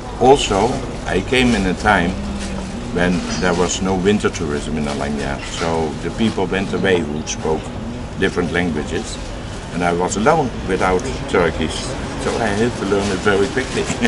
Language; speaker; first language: English; non-native, fluent; Dutch